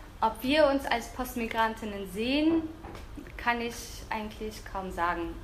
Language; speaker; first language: German; early bilingual, other home language; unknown